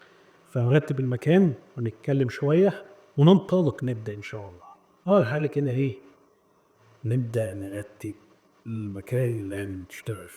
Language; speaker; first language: Arabic; native; Arabic